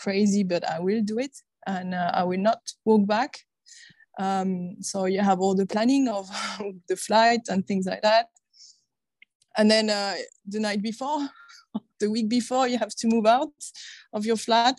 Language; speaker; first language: English; non-native, fluent; French